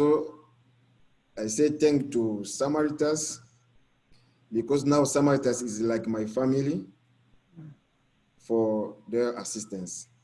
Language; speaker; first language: English; non-native, learner; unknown